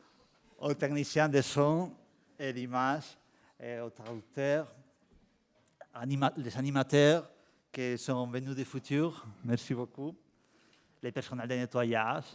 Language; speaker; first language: French; non-native, learner; Spanish